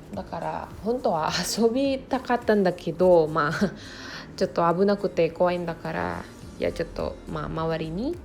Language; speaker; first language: Japanese; non-native, learner; Indonesian